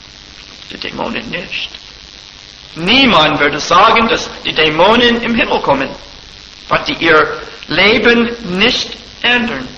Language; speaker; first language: German; non-native, fluent; English